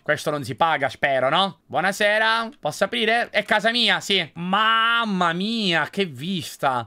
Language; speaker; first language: Italian; native; Italian